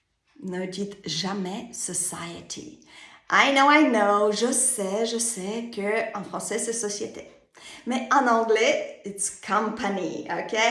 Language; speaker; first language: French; non-native, fluent; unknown